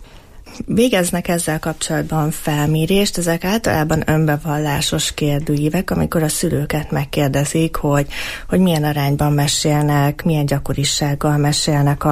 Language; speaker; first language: Hungarian; native; Hungarian